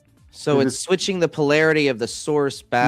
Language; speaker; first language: English; native; English